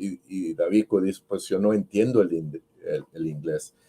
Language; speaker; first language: Spanish; early bilingual, heritage; Spanish